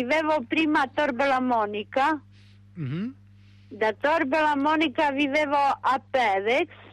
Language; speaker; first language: Italian; non-native, local second language; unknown